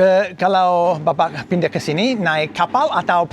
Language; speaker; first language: Indonesian; non-native, fluent; English